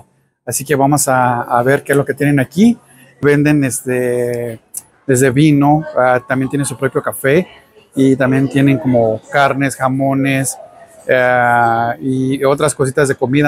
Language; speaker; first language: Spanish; early bilingual, heritage; Spanish